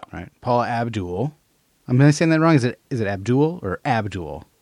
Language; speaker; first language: English; native; English